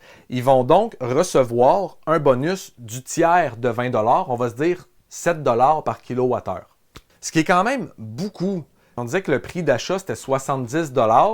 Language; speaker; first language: French; native; French